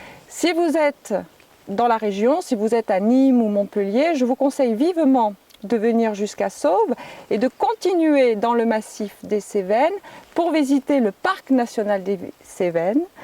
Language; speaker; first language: French; native; French